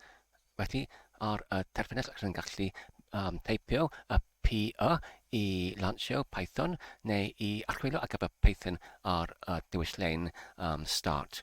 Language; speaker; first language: Welsh; non-native, learner; English